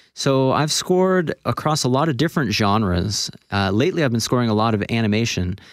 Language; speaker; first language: English; native; English